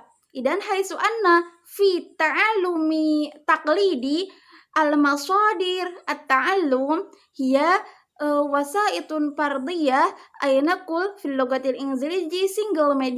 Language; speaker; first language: Arabic; non-native, learner; Indonesian